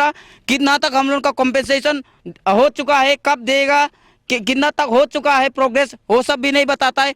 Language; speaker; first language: Hindi; non-native, local second language; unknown